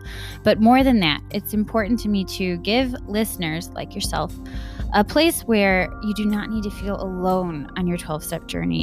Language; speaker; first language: English; native; English